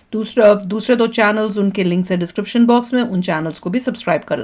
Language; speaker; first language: Hindi; native; Hindi